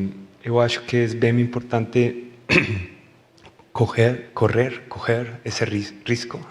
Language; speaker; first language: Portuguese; non-native, learner; Spanish